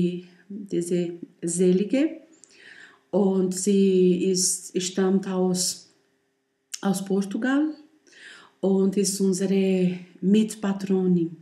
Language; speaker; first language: German; non-native, learner; Portuguese